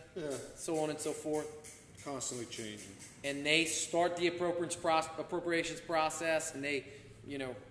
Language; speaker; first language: English; native; English